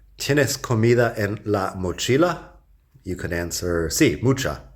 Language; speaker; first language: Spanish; non-native, fluent; English